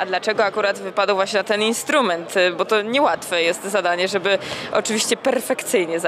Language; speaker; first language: Polish; native; Polish